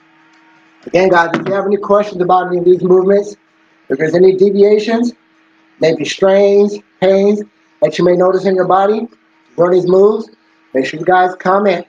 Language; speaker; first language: English; native; English